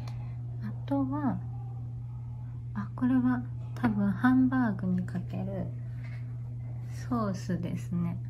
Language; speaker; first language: Japanese; native; Japanese